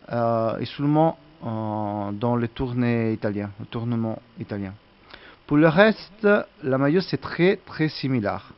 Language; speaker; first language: French; non-native, learner; Italian